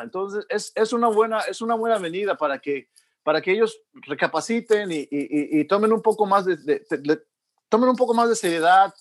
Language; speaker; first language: Spanish; early bilingual, heritage; Spanish